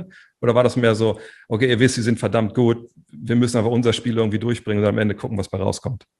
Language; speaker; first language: German; native; German